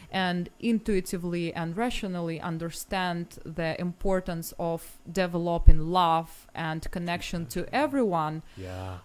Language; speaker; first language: English; non-native, fluent; Russian